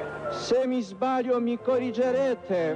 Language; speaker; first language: Italian; non-native, fluent; Polish